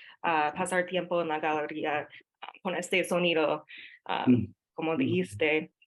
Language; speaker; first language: Spanish; non-native, fluent; English